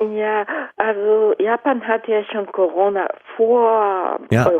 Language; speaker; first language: German; non-native, fluent; Japanese